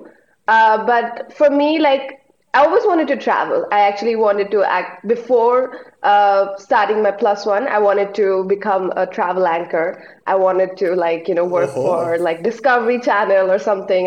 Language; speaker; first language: English; non-native, local second language; Hindi